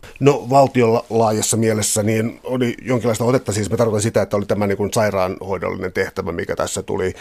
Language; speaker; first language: Finnish; native; Finnish